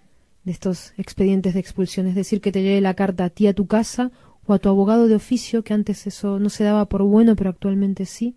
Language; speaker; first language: Spanish; native; Spanish